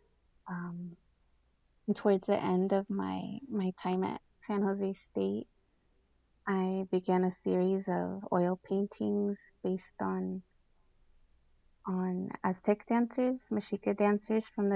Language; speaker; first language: English; early bilingual, other home language; Spanish